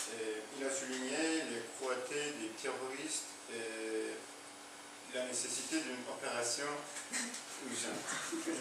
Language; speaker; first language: French; non-native, learner; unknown